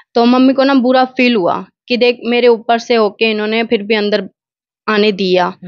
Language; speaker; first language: Hindi; non-native, local second language; Haryanvi